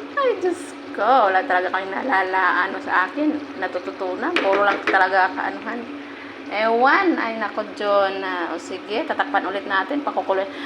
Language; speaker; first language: Filipino; non-native, local second language; Hiligaynon